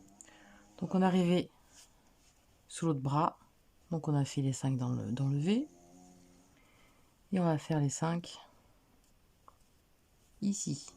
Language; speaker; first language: French; native; French